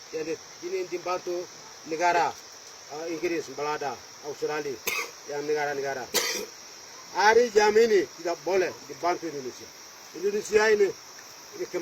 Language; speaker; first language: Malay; non-native, local second language; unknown